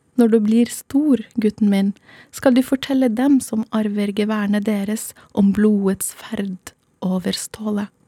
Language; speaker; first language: Norwegian; non-native, fluent; Arabic